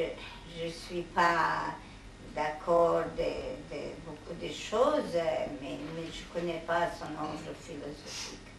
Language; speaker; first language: French; non-native, fluent; Hungarian